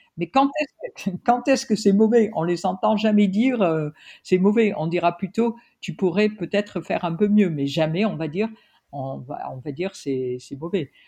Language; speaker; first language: French; non-native, fluent; English